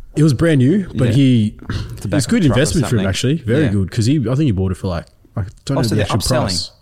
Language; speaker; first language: English; early bilingual, other home language; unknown